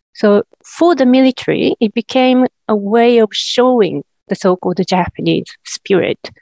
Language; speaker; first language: English; non-native, fluent; Japanese